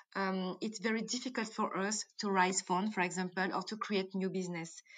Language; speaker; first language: English; non-native, fluent; French